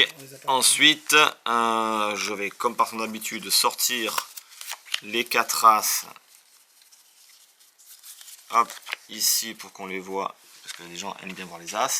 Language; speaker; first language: French; native; French